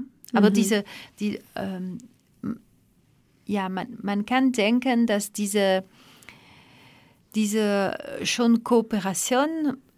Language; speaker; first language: German; non-native, fluent; French